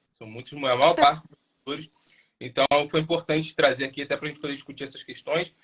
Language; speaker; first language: Portuguese; native; Portuguese